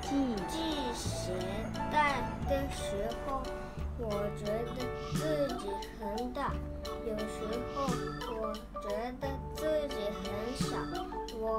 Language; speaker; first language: Chinese; early bilingual, heritage; Japanese